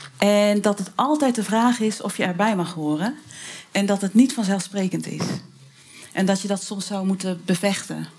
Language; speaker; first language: Dutch; native; Dutch